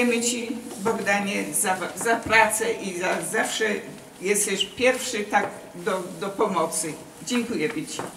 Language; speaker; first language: Polish; early bilingual, heritage; Polish